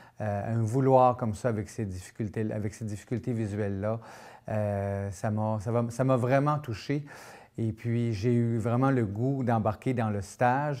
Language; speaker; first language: French; native; French